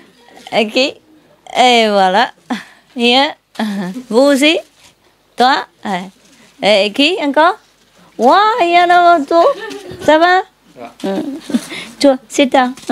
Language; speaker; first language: French; non-native, learner; Vietnamese